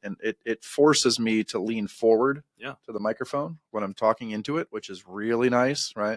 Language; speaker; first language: English; native; English